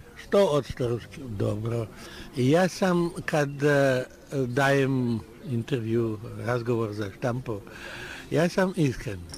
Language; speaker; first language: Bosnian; non-native, learner; Russian